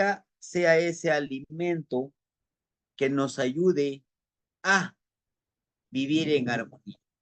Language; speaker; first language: Spanish; native; Spanish